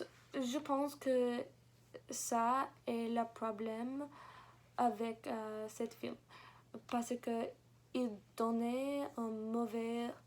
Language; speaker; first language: French; non-native, learner; English